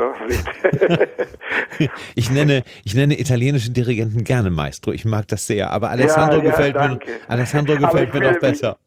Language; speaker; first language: German; native; German